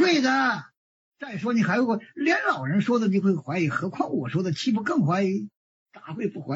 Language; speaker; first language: Chinese; native; Chinese